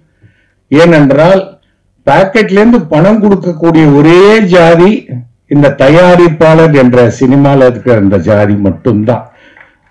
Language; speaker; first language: Tamil; native; Tamil